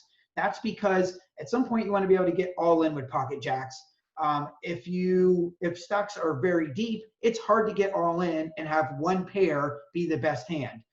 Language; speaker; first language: English; native; English